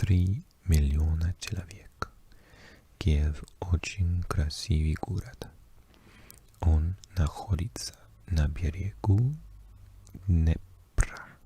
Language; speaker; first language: Russian; non-native, learner; English